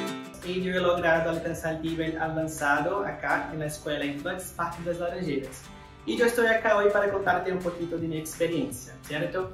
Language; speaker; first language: Spanish; non-native, fluent; Portuguese